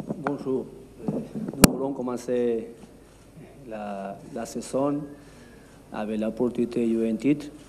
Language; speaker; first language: French; non-native, learner; Spanish